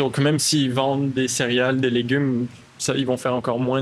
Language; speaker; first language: French; native; French